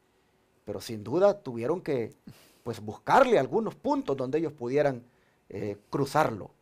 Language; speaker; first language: Spanish; native; Spanish